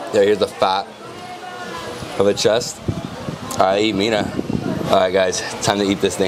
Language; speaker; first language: English; early bilingual, other home language; Spanish